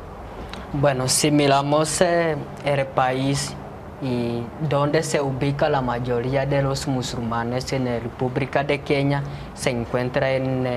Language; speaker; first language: Spanish; non-native, fluent; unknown